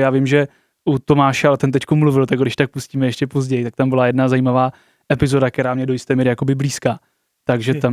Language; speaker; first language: Czech; native; Czech